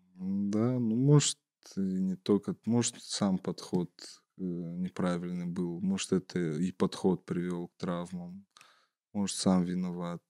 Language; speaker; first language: Russian; native; Russian